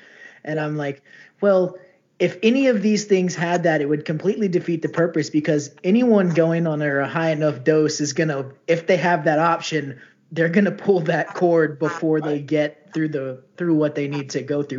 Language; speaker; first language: English; native; English